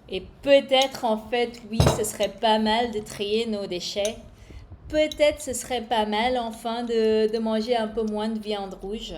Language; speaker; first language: French; non-native, fluent; English